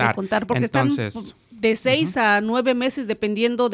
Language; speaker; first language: Spanish; native; Spanish